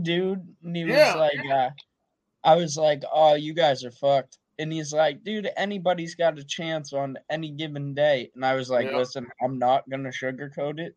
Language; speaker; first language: English; native; English